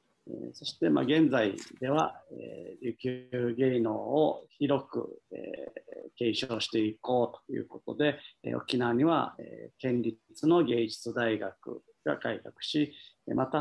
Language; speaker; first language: Japanese; native; Japanese